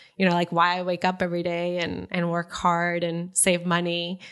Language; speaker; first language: English; early bilingual, other home language; Spanish